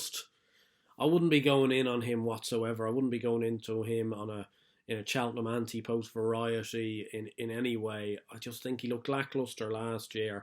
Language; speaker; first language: English; native; English